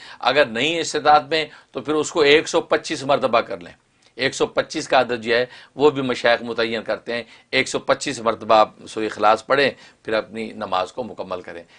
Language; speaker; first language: Urdu; native; Urdu